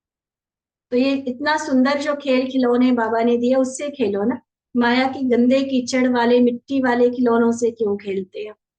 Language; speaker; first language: Hindi; native; Hindi